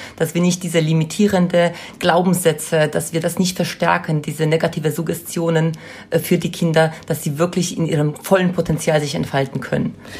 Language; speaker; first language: German; non-native, fluent; Polish